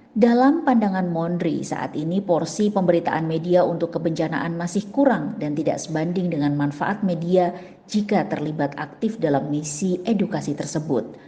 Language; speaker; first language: Indonesian; native; Indonesian